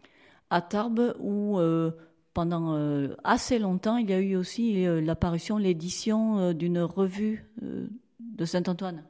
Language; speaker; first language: French; native; French